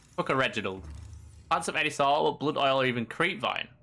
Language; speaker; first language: English; native; English